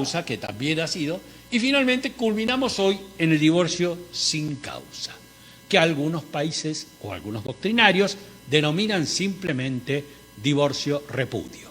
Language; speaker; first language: Spanish; native; Spanish